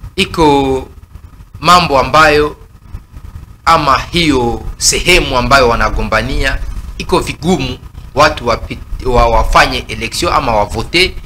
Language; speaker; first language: Swahili; native; Swahili